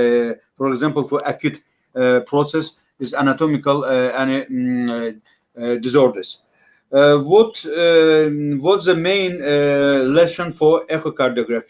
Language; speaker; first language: English; non-native, learner; Russian